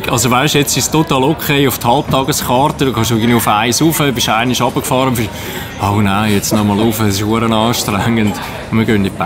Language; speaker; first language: German; native; German